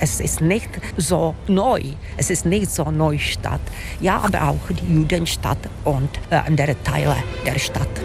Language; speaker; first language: German; non-native, fluent; Czech